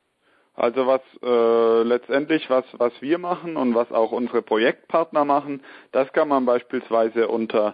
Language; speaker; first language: German; native; German